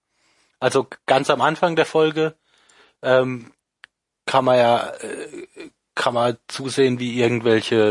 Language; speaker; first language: German; native; German